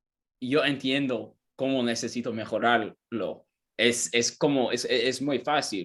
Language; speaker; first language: Spanish; non-native, learner; English